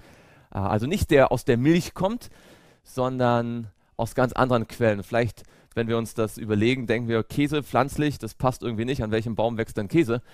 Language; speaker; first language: German; native; German